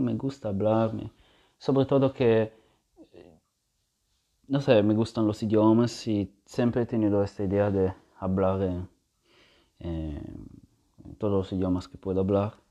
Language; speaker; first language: Spanish; non-native, fluent; Italian